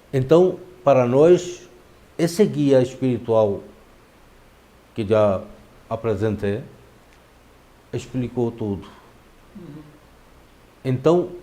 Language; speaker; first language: Portuguese; non-native, fluent; Urdu